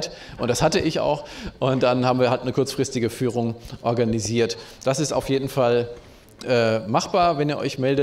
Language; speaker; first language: German; native; German